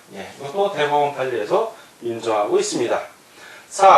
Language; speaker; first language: Korean; native; Korean